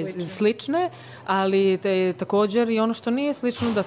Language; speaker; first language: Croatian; early bilingual, other home language; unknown